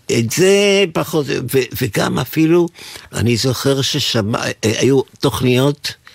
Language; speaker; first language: Hebrew; non-native, fluent; Spanish